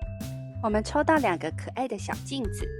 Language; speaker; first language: Chinese; native; Chinese